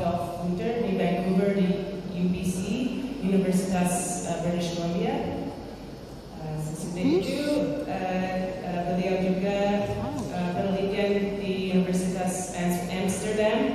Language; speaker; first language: Indonesian; non-native, fluent; English